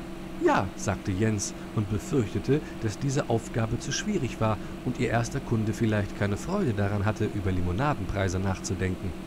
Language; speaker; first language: German; native; German